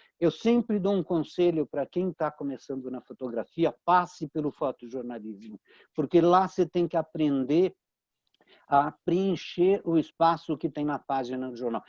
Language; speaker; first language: Portuguese; early bilingual, other home language; Italian